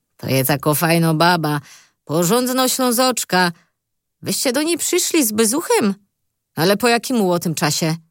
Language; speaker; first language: Polish; native; Polish